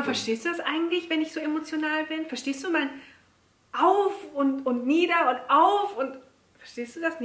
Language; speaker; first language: German; native; German